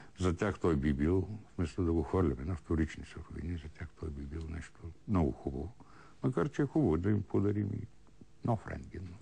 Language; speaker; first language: Bulgarian; native; Bulgarian